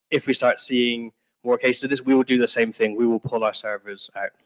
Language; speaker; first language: English; native; English